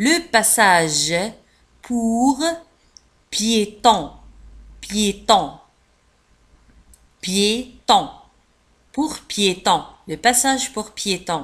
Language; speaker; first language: French; non-native, local second language; Arabic